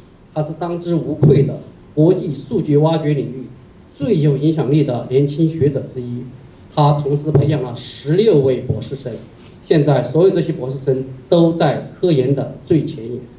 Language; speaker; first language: Chinese; native; Chinese